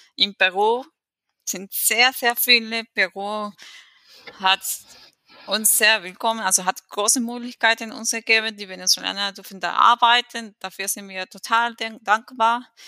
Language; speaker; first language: German; non-native, fluent; Spanish